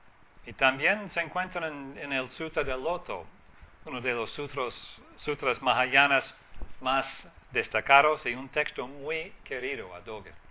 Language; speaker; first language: Spanish; non-native, fluent; English